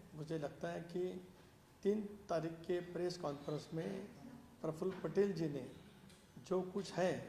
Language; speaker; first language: Hindi; non-native, local second language; Marathi